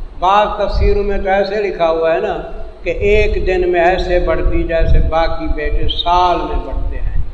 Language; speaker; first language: Urdu; non-native, local second language; Saraiki